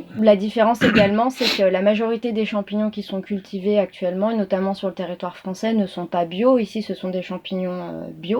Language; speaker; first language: French; native; French